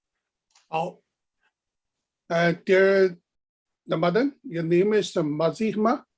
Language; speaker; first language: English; non-native, learner; Chinese